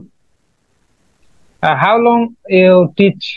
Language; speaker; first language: English; non-native, learner; Bangla